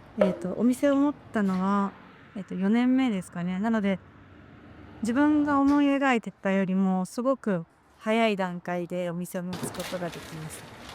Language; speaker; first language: Japanese; native; Japanese